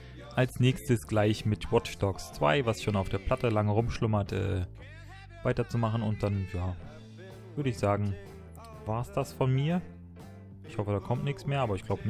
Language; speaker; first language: German; native; German